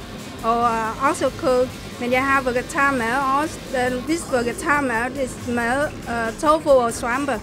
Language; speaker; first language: Danish; non-native, learner; Vietnamese